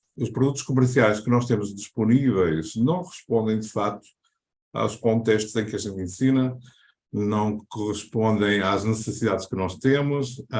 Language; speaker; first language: Portuguese; native; Portuguese